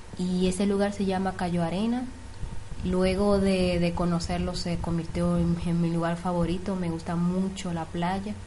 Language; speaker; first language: Spanish; native; Spanish